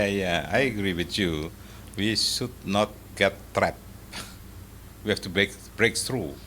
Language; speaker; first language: English; non-native, fluent; Indonesian